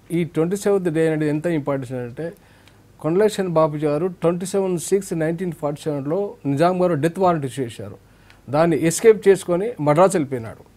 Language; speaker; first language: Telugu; native; Telugu